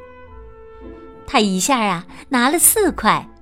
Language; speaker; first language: Chinese; native; Chinese